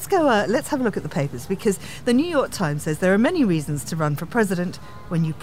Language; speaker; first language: English; native; English